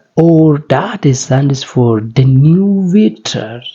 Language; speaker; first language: English; non-native, local second language; Amharic